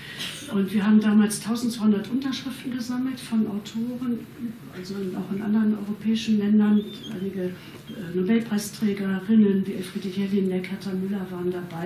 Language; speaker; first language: German; native; German